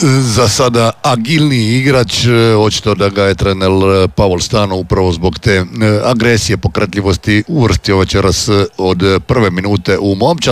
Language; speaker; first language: Serbian; native; Serbian